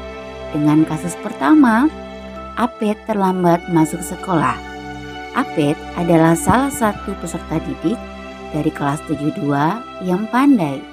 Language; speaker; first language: Indonesian; native; Indonesian